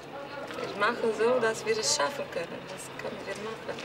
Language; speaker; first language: German; non-native, local second language; Romanian